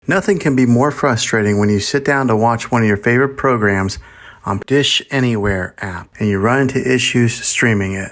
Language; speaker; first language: English; native; English